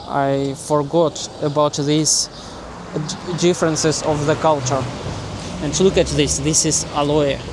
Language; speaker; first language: English; non-native, learner; Russian